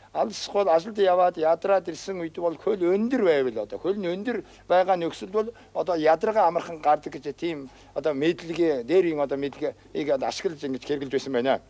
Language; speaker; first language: Mongolian; non-native, local second language; Kazakh